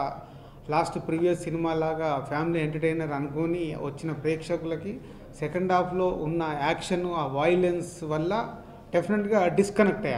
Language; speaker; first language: Telugu; native; Telugu